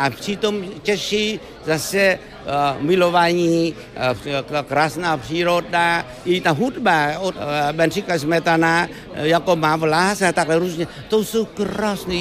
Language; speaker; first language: Czech; non-native, fluent; Vietnamese